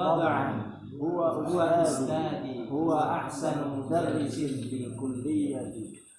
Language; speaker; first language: Arabic; non-native, learner; Indonesian